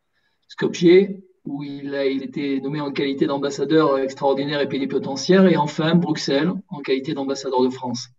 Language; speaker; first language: French; native; French